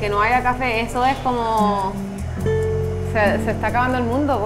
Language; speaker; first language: Spanish; early bilingual, other home language; English